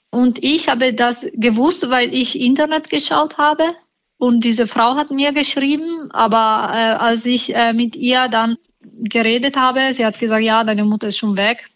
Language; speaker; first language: German; non-native, learner; Italian